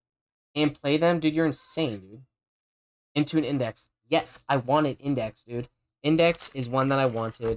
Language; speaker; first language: English; native; English